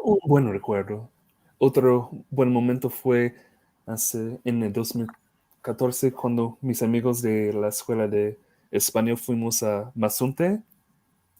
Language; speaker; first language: Spanish; non-native, fluent; English